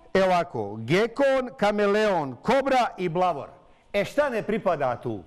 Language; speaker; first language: Bosnian; native; Bosnian